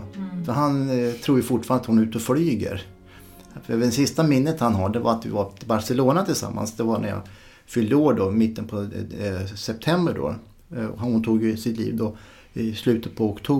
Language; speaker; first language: Swedish; native; Swedish